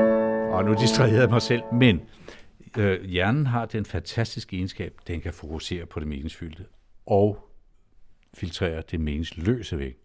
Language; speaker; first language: Danish; native; Danish